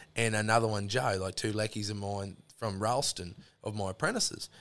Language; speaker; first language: English; native; English